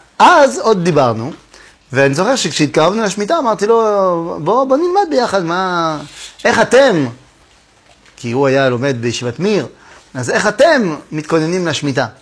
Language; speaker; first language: Hebrew; non-native, fluent; French